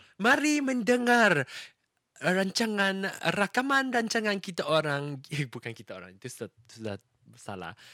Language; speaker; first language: Malay; non-native, local second language; Chinese